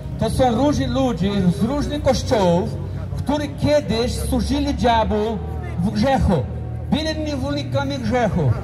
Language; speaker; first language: Polish; non-native, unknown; Portuguese